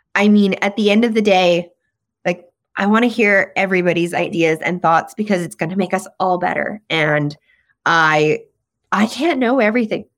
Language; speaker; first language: English; native; English